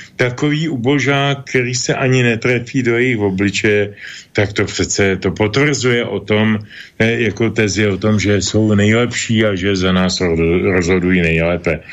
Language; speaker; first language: Czech; native; Czech